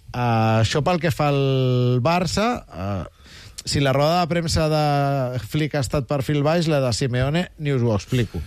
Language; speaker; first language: Catalan; native; Catalan